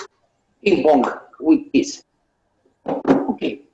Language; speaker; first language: English; non-native, learner; Romanian